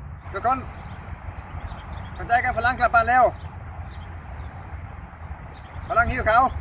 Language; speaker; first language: Thai; non-native, learner; German